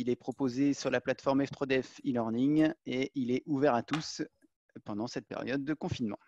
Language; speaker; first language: French; native; French